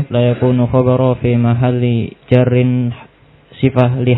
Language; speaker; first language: Arabic; non-native, learner; Indonesian